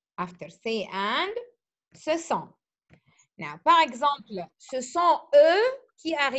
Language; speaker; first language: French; non-native, fluent; Arabic